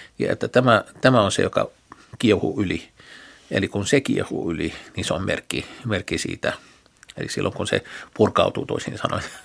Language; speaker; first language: Finnish; non-native, fluent; Arabic